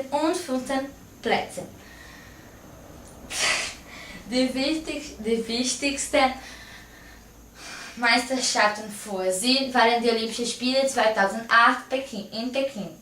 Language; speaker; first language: German; non-native, learner; Portuguese